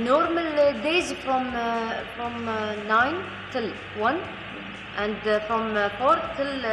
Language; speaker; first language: English; non-native, learner; Arabic